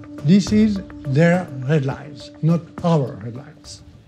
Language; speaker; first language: English; non-native, fluent; French